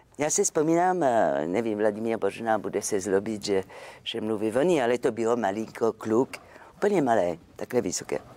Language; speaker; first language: Czech; non-native, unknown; French